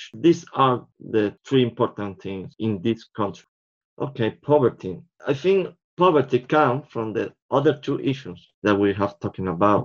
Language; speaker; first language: English; non-native, fluent; Spanish